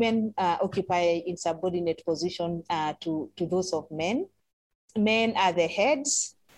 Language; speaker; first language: English; non-native, local second language; Masai